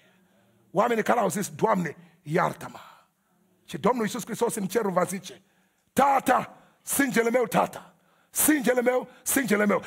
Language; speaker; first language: Romanian; non-native, learner; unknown